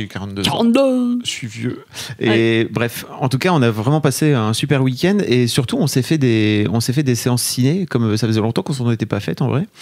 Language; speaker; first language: French; native; French